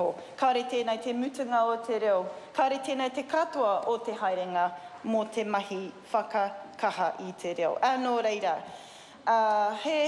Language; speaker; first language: Māori; non-native, learner; English